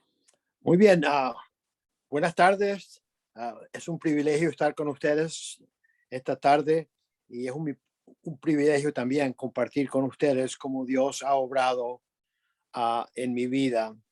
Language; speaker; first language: Spanish; early bilingual, other home language; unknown